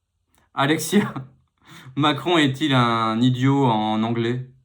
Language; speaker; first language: French; native; French